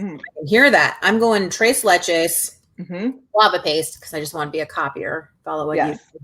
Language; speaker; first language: English; native; English